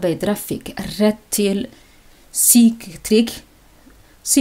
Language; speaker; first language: Norwegian; non-native, learner; Somali